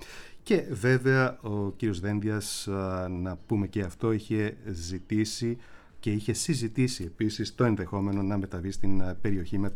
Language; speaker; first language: Greek; native; Greek